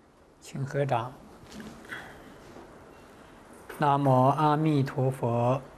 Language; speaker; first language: Chinese; native; Chinese